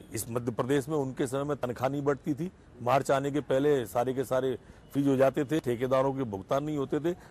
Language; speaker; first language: Hindi; native; Hindi